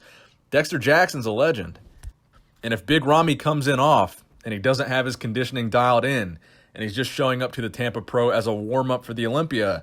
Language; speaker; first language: English; native; English